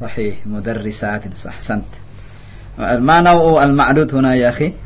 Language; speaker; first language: Arabic; non-native, fluent; Indonesian